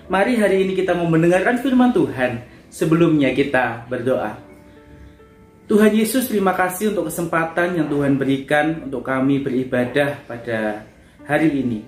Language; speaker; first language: Indonesian; native; Indonesian